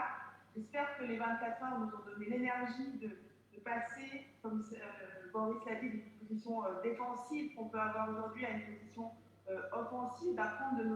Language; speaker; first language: French; native; French